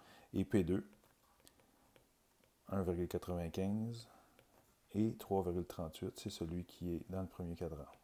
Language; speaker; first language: French; native; French